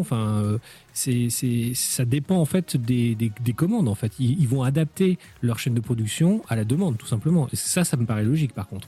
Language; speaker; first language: French; native; French